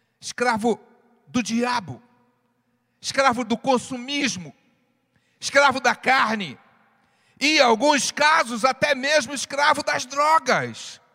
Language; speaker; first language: Portuguese; native; Portuguese